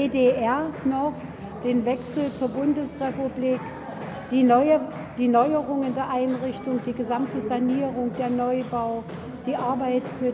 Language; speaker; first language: German; native; German